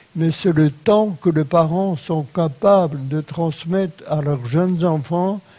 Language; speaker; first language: French; non-native, fluent; Polish